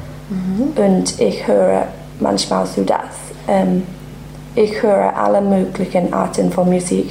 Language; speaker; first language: German; non-native, learner; English